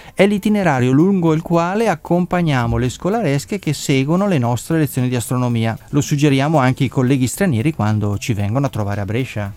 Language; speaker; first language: Italian; native; Italian